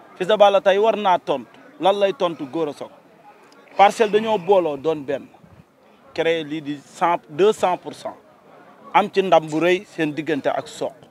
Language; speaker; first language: Wolof; native; Wolof